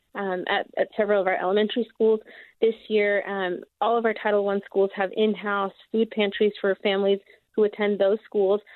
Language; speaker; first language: English; native; English